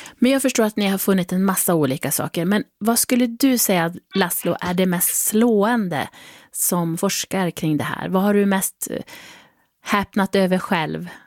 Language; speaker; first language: Swedish; native; Swedish